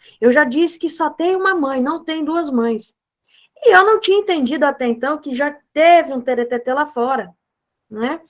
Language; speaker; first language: Portuguese; non-native, fluent; Spanish